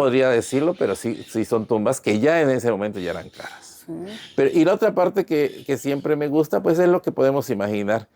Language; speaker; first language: Spanish; native; Spanish